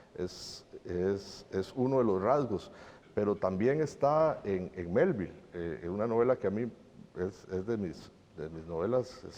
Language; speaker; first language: Spanish; native; Spanish